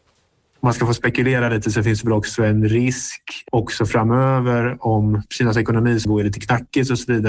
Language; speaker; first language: Swedish; native; Swedish